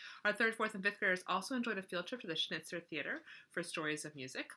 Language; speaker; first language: English; native; English